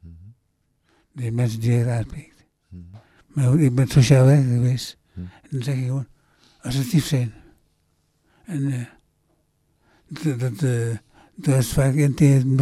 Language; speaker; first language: Dutch; early bilingual, other home language; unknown